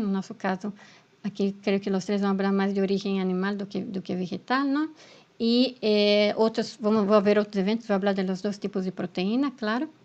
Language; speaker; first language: Spanish; non-native, fluent; Portuguese